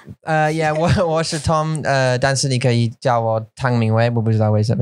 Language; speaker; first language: Chinese; non-native, learner; English